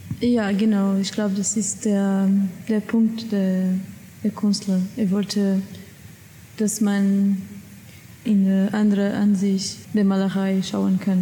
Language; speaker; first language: German; non-native, learner; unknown